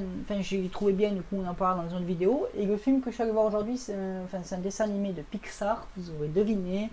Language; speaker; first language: French; native; French